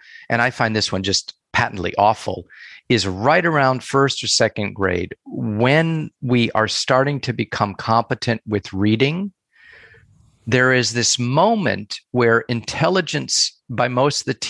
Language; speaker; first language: English; native; English